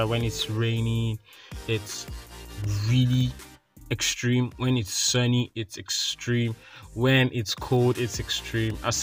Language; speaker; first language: English; non-native, local second language; Yoruba